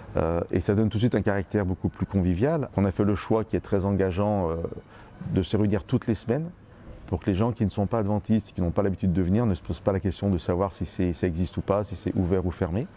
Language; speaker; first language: French; native; French